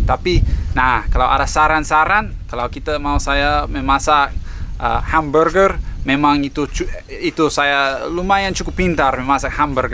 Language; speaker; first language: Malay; non-native, fluent; English